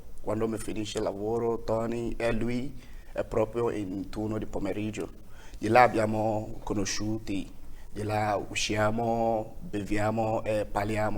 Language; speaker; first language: Italian; non-native, learner; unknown